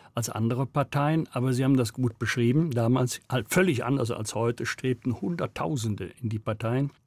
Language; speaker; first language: German; native; German